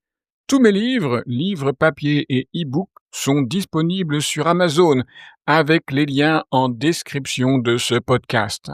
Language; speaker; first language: French; native; French